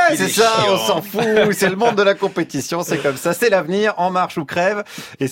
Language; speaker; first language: French; native; French